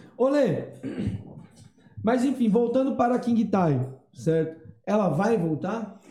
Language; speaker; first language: Portuguese; native; Portuguese